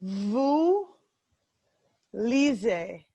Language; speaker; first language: French; non-native, fluent; English